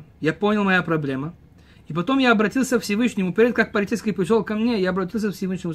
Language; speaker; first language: Russian; early bilingual, heritage; Hebrew